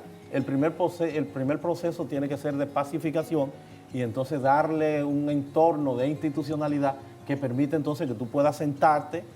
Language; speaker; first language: Spanish; native; Spanish